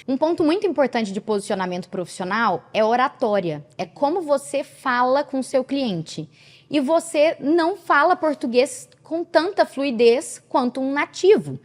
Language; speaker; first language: Portuguese; native; Portuguese